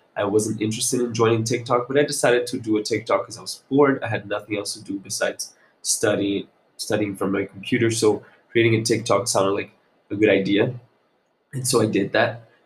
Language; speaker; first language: English; non-native, fluent; Portuguese